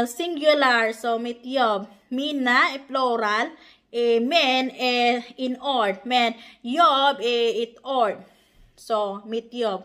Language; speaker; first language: Swedish; non-native, learner; Filipino